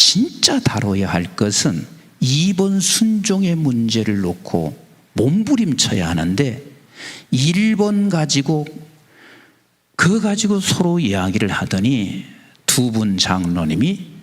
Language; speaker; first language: Korean; native; Korean